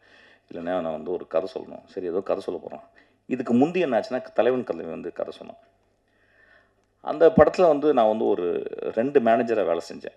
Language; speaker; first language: Tamil; native; Tamil